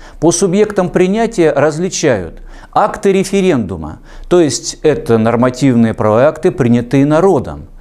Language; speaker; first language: Russian; native; Russian